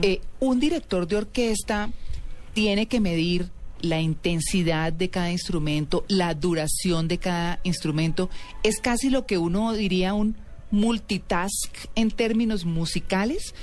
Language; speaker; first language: Spanish; native; Spanish